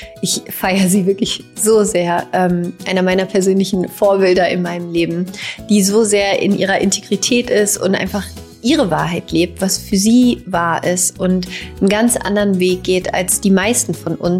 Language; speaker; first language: German; native; German